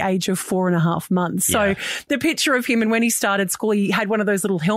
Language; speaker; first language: English; native; English